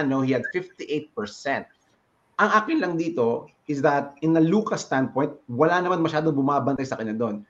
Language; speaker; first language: English; non-native, local second language; Filipino